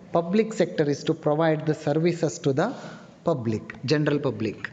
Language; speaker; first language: English; non-native, local second language; Kannada